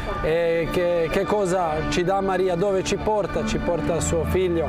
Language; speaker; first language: Italian; non-native, fluent; Croatian